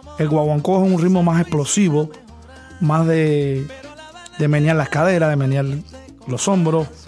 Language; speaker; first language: Spanish; native; Spanish